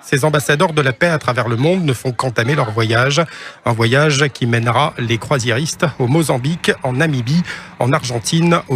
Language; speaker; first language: French; native; French